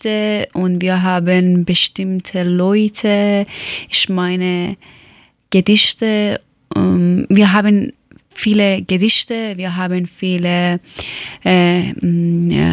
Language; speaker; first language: German; non-native, learner; Persian